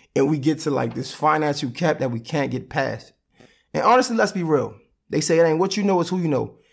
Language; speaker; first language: English; native; English